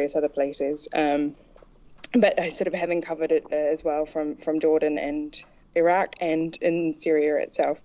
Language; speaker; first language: English; native; English